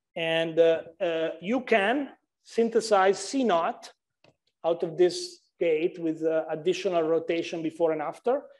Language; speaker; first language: English; non-native, fluent; Italian